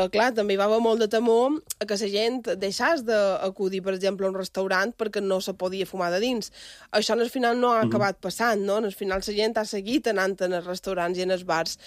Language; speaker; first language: Catalan; native; Catalan